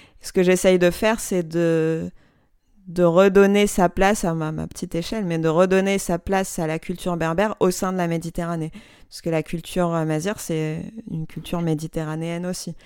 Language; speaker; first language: French; non-native, local second language; Arabic